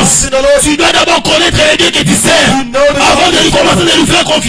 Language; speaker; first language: French; non-native, local second language; Lingala